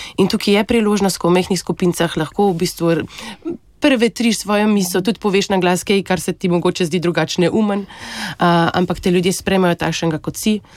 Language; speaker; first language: Slovenian; native; Slovenian